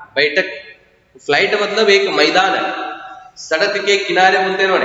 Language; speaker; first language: Hindi; non-native, local second language; Kannada